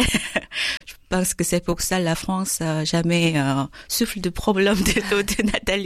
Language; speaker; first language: French; non-native, learner; Korean